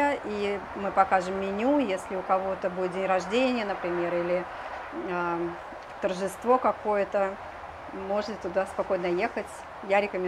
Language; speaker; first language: Russian; native; Russian